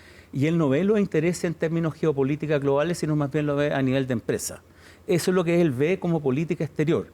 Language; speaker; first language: Spanish; native; Spanish